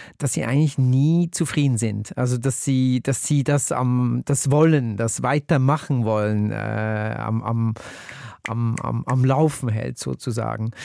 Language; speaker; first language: German; native; German